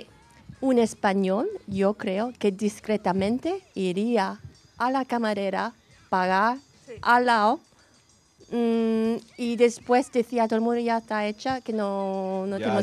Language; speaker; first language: Spanish; non-native, fluent; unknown